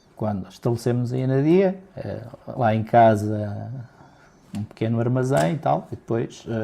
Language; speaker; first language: Portuguese; native; Portuguese